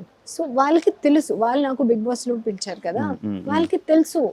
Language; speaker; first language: Telugu; non-native, local second language; Hindi